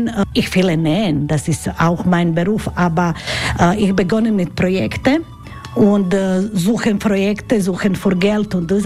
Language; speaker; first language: German; non-native, learner; Croatian